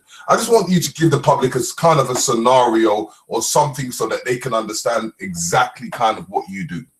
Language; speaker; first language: English; native; English